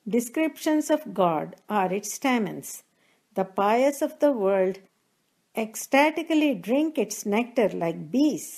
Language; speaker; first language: English; non-native, local second language; Telugu